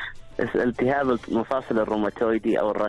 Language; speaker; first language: Arabic; native; Arabic